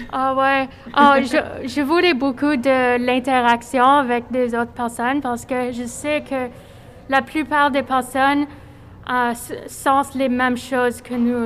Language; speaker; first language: French; non-native, fluent; English